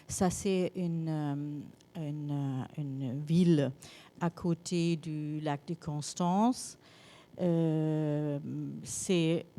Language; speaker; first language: French; non-native, learner; German